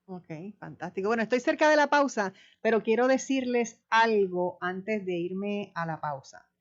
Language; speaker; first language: Spanish; native; Spanish